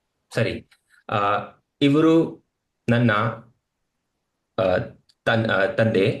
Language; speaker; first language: Kannada; non-native, learner; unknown